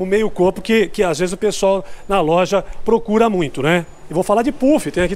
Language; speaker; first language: Portuguese; native; Portuguese